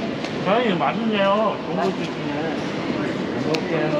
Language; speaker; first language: Korean; native; Korean